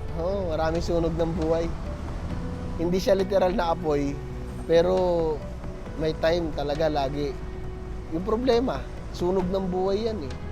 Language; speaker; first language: Filipino; native; Filipino